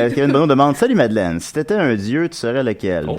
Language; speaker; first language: French; native; French